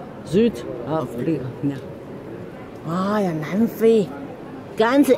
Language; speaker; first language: German; non-native, learner; Chinese